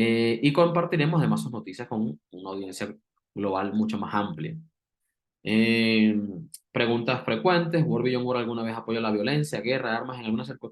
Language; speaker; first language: Spanish; native; Spanish